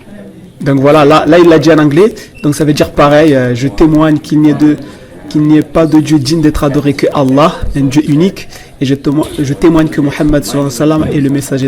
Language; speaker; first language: French; native; French